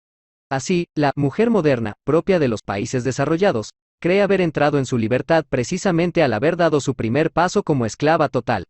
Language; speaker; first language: Spanish; native; Spanish